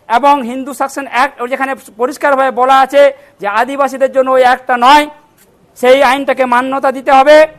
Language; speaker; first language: Bangla; non-native, local second language; Santali